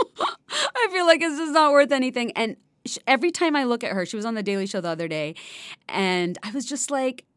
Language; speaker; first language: English; non-native, local second language; Bangla